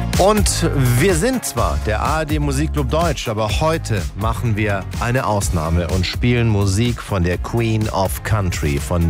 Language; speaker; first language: German; native; German